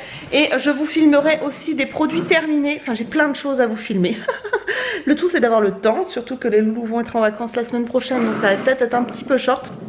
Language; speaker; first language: French; native; French